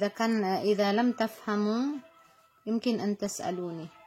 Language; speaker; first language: Arabic; non-native, fluent; Indonesian